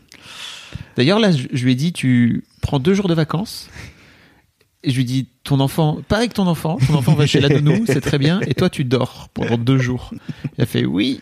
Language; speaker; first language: French; native; French